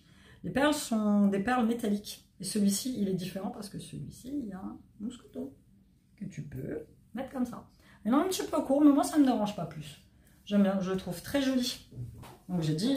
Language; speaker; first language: French; native; French